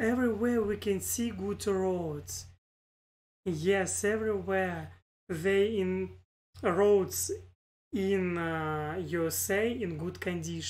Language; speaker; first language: English; non-native, learner; Russian